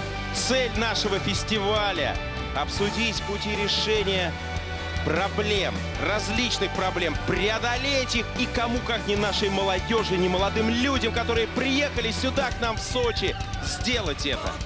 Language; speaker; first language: Russian; native; Russian